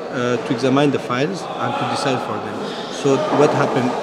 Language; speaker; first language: English; non-native, fluent; Persian